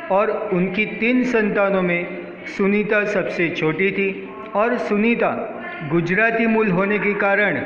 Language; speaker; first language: Hindi; non-native, local second language; Gujarati